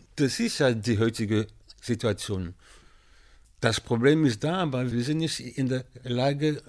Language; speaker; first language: German; non-native, fluent; French